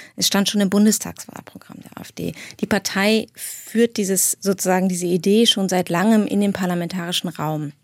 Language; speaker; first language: German; native; German